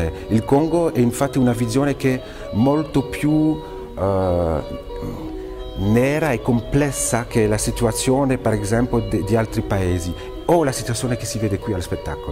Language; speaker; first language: Italian; non-native, fluent; French